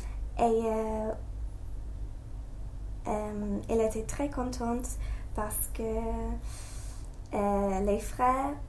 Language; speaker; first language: French; non-native, learner; English